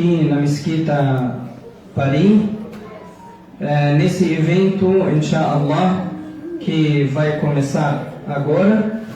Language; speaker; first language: Portuguese; non-native, fluent; Arabic